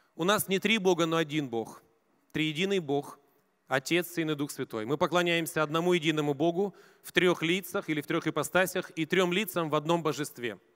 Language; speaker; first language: Russian; native; Russian